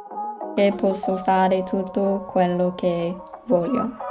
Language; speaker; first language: Italian; non-native, learner; English